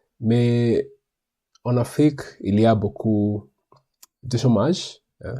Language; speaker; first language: French; non-native, learner; English